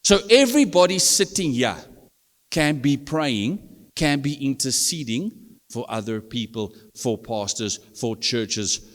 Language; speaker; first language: English; non-native, local second language; Afrikaans